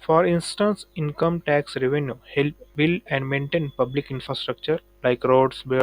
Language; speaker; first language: English; non-native, local second language; Marathi